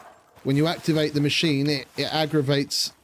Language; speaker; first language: English; native; English